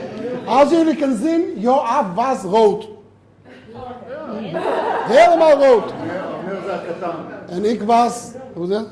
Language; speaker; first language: Dutch; non-native, learner; Hebrew